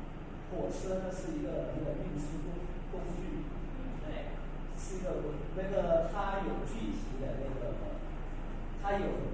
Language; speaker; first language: Chinese; non-native, fluent; Lao